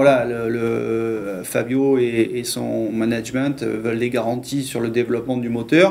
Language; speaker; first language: French; native; French